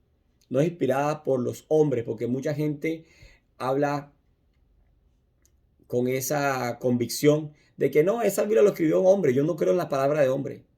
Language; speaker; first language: Spanish; native; Spanish